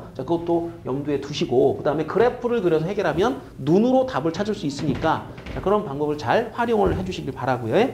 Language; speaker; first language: Korean; native; Korean